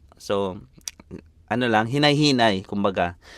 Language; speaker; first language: Filipino; native; Filipino